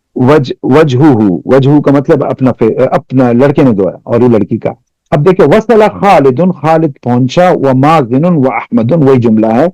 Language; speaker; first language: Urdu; non-native, local second language; Pashto